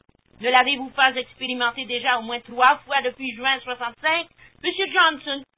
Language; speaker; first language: French; native; French